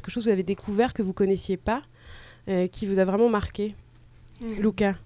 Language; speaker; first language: French; native; French